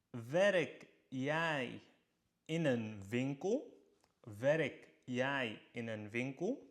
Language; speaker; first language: Dutch; non-native, fluent; Arabic